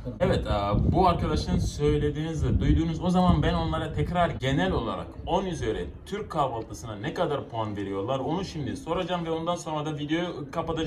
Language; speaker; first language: Turkish; non-native, fluent; Arabic